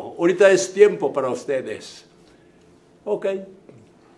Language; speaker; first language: Spanish; non-native, fluent; Japanese